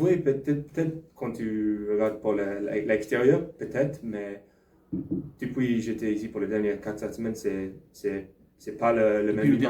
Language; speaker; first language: French; non-native, learner; English